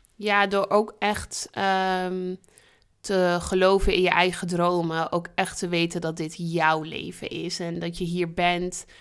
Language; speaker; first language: Dutch; early bilingual, other home language; Spanish